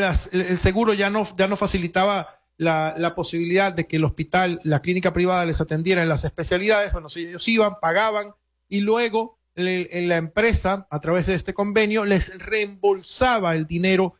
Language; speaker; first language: Spanish; native; Spanish